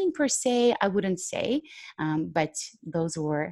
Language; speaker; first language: English; non-native, fluent; Ukrainian